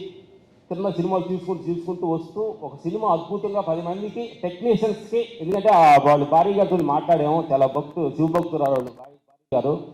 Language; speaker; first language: Telugu; native; Telugu